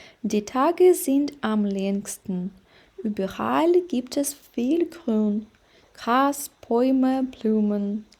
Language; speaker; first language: German; non-native, fluent; Ukrainian